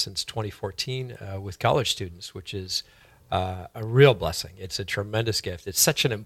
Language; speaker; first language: English; native; English